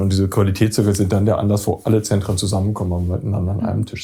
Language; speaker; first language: German; native; German